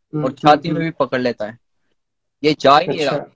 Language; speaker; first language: Hindi; non-native, local second language; Urdu